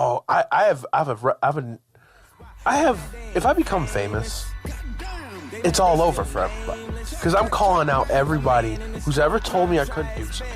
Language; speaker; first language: English; native; English